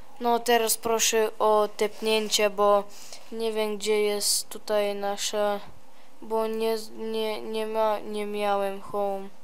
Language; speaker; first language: Polish; early bilingual, heritage; Polish